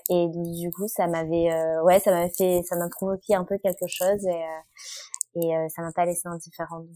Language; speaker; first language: French; early bilingual, other home language; Vietnamese